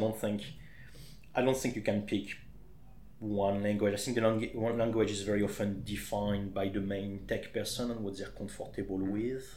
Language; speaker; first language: English; non-native, fluent; French